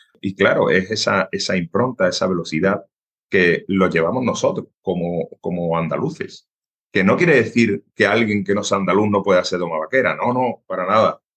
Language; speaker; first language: Spanish; native; Spanish